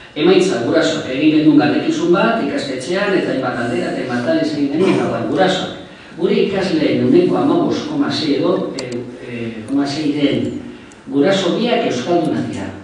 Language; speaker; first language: Basque; non-native, local second language; Spanish